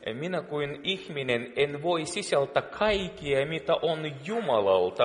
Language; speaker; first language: Finnish; non-native, fluent; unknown